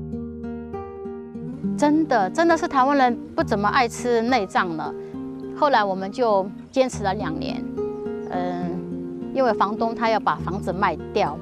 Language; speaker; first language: Chinese; native; Chinese